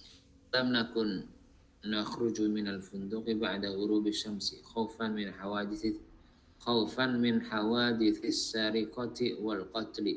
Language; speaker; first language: Arabic; non-native, fluent; Indonesian